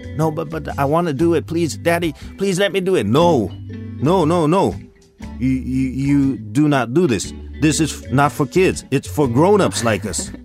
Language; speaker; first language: English; early bilingual, other home language; Japanese